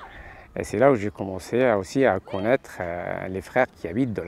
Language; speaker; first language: French; non-native, local second language; Arabic